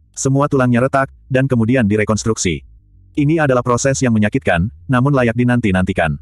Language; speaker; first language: Indonesian; native; Indonesian